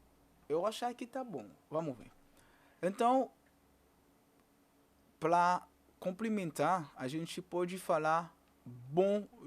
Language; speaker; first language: Portuguese; non-native, fluent; Haitian Creole